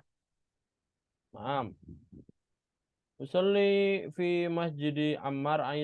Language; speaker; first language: Arabic; non-native, fluent; Indonesian